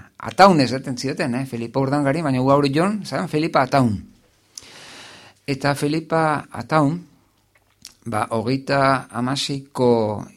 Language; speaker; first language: Basque; native; Basque